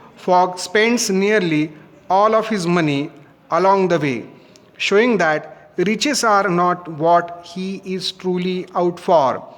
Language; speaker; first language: English; non-native, local second language; Marathi